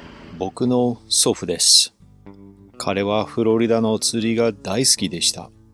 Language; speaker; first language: Japanese; non-native, fluent; English